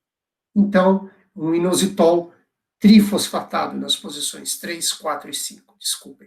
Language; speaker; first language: Portuguese; native; Portuguese